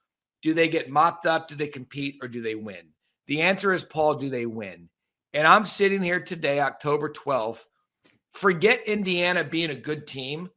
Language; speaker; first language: English; native; English